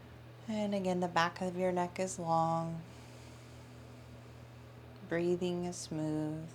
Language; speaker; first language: English; native; English